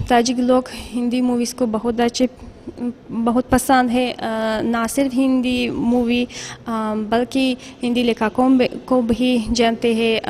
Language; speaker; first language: Hindi; non-native, fluent; Tajik